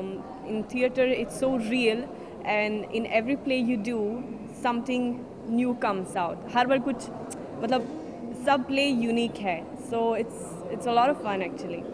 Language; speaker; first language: Hindi; non-native, fluent; Swedish